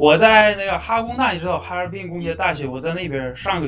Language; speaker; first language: Chinese; non-native, fluent; Russian